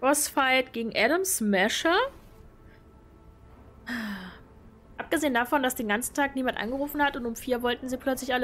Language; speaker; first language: German; native; German